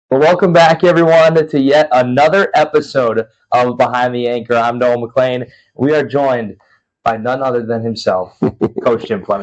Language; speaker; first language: English; native; English